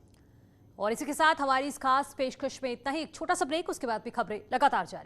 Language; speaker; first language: Hindi; native; Hindi